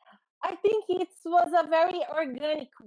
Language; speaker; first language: English; non-native, learner; Portuguese